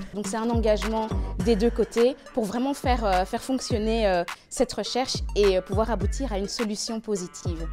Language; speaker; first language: French; native; French